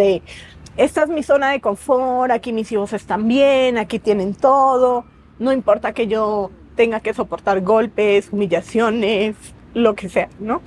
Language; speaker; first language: Spanish; native; Spanish